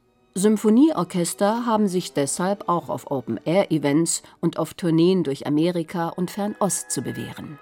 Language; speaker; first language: German; native; German